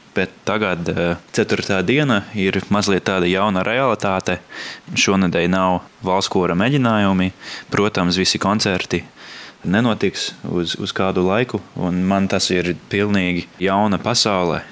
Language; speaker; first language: Latvian; non-native, fluent; English